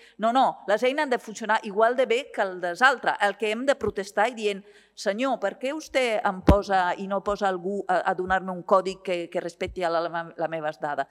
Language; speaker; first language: Catalan; non-native, fluent; Italian